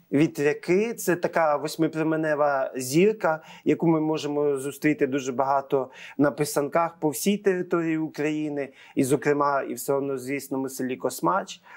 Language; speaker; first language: Ukrainian; native; Ukrainian